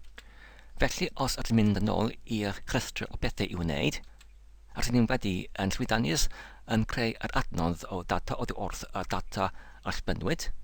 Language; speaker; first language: Welsh; non-native, learner; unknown